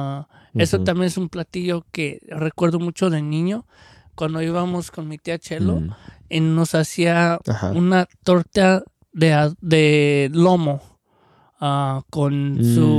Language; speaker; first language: Spanish; early bilingual, heritage; Spanish